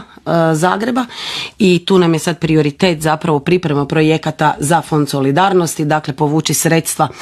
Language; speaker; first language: Croatian; native; Croatian